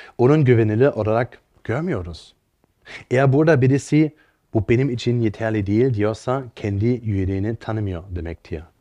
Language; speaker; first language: Turkish; non-native, fluent; German